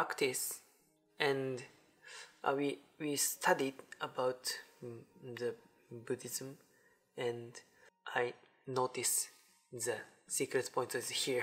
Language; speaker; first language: English; non-native, learner; Japanese